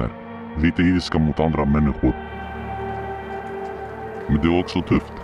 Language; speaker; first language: Swedish; early bilingual, other home language; Arabic